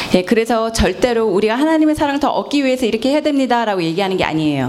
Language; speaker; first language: Korean; native; Korean